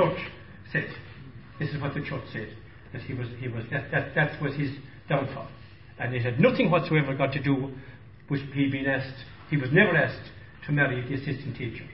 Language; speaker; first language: English; native; English